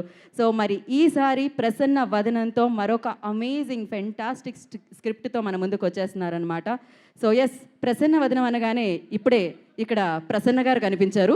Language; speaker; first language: Telugu; native; Telugu